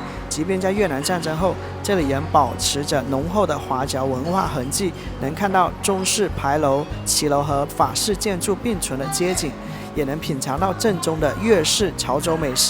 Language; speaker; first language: Chinese; native; Chinese